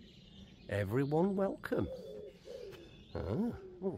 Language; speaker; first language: English; native; English